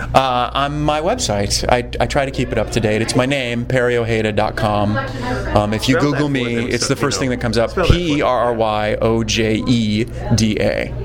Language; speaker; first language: English; native; English